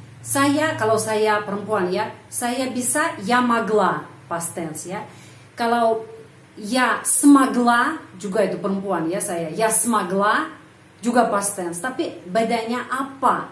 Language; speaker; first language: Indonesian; non-native, fluent; Russian